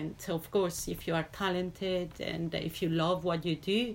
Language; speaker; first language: English; non-native, fluent; Italian